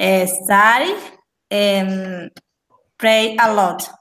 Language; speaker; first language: English; non-native, learner; Spanish